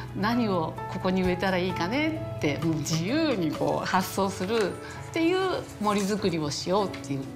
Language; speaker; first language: Japanese; native; Japanese